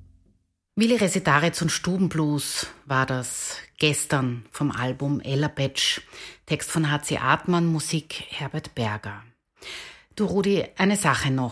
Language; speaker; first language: German; native; German